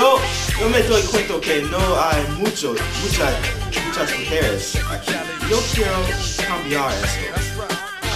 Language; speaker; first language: Spanish; non-native, learner; English